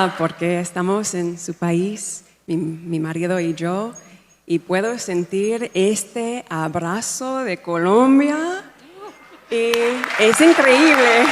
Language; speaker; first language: Spanish; non-native, learner; English